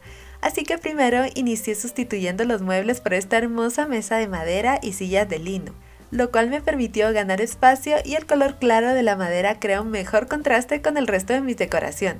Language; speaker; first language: Spanish; native; Spanish